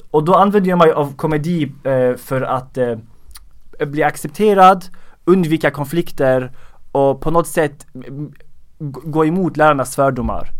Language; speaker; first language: Swedish; early bilingual, other home language; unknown